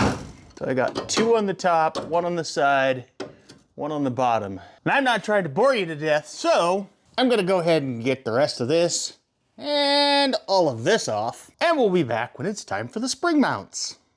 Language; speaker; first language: English; native; English